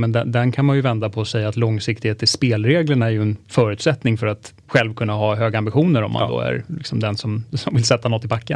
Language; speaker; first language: Swedish; native; Swedish